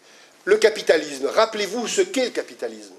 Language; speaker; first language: French; native; French